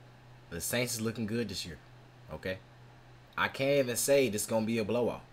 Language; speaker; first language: English; native; English